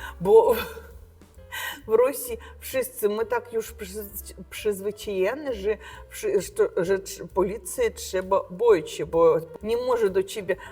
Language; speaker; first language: Polish; non-native, learner; Russian